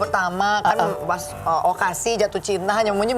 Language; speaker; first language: Indonesian; native; Indonesian